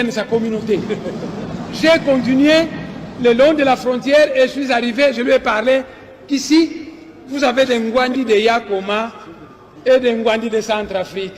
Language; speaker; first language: French; non-native, local second language; Kongo